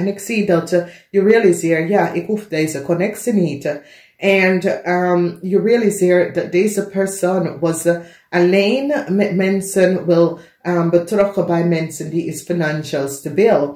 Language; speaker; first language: Dutch; non-native, learner; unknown